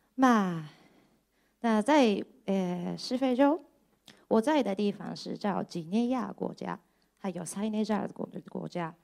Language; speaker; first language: Chinese; non-native, fluent; Japanese